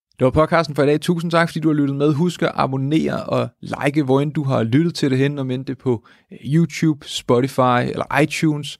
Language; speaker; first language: Danish; native; Danish